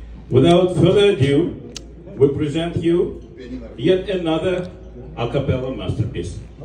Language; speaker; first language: English; non-native, fluent; Russian